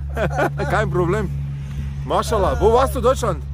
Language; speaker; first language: German; early bilingual, other home language; Bosnian